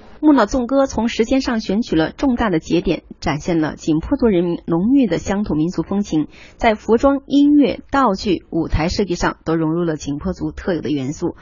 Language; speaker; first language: Chinese; native; Chinese